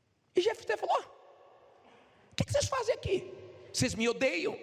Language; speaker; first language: Portuguese; native; Portuguese